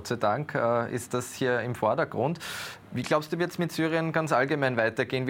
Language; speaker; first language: German; native; German